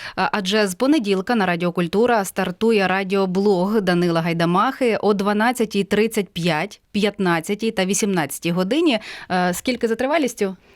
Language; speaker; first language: Ukrainian; native; Ukrainian